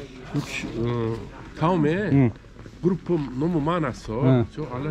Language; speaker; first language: Korean; non-native, learner; Uzbek